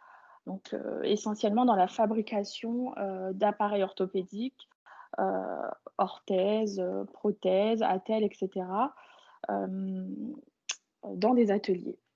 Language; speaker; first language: French; native; French